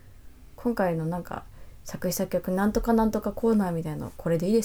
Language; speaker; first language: Japanese; native; Japanese